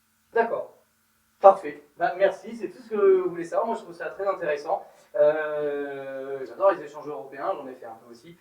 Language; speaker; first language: French; native; French